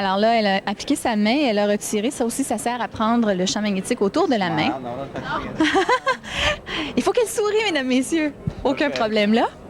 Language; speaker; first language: French; native; French